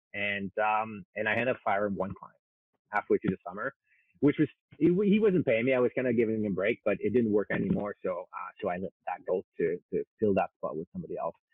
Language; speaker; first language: English; non-native, local second language; French